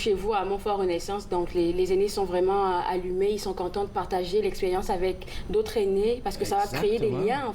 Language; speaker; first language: French; native; French